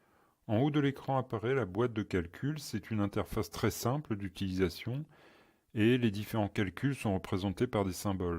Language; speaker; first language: French; native; French